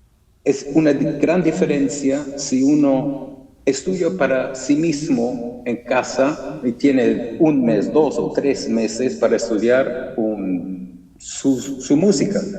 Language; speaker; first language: Spanish; early bilingual, heritage; German